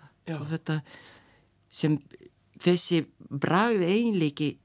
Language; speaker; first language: Icelandic; non-native, learner; Lithuanian